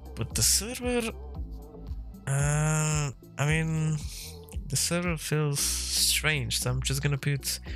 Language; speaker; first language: English; non-native, fluent; Slovenian